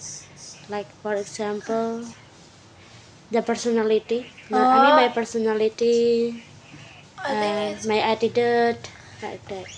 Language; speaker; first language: English; non-native, learner; Indonesian